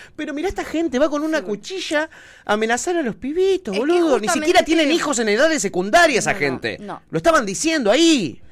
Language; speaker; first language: Spanish; native; Spanish